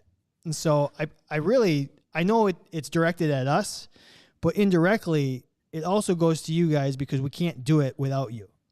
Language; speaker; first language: English; native; English